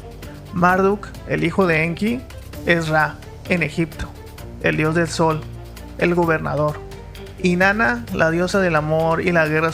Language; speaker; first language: Spanish; native; Spanish